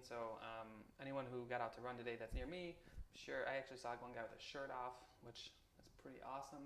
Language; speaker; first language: English; native; English